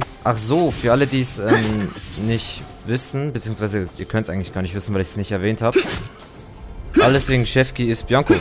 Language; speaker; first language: German; native; German